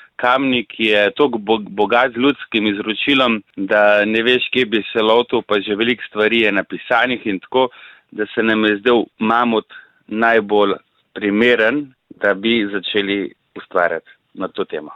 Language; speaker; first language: Slovenian; native; Slovenian